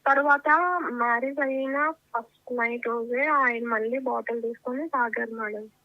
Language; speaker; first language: Telugu; native; Telugu